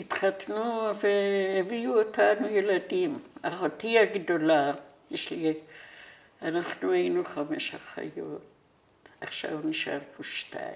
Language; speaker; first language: Hebrew; non-native, fluent; Persian